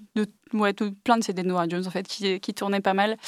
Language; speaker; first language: French; early bilingual, other home language; English